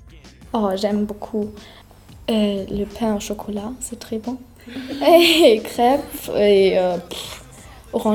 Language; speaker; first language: French; non-native, learner; German